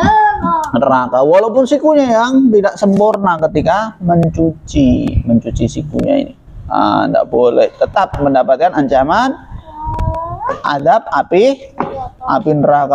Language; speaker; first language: Indonesian; native; Indonesian